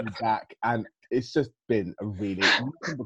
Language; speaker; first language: English; native; English